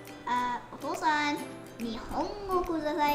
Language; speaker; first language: Japanese; non-native, learner; English